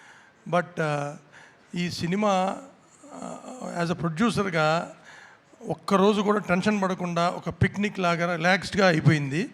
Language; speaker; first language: Telugu; native; Telugu